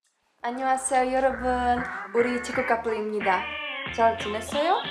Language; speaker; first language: Korean; non-native, learner; Czech